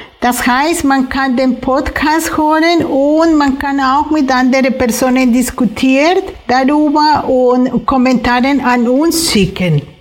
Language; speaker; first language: German; non-native, fluent; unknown